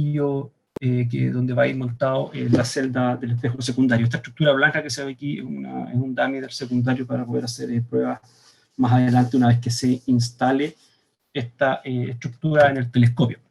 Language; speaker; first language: Spanish; native; Spanish